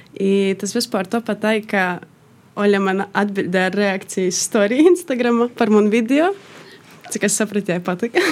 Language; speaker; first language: Latvian; non-native, local second language; Russian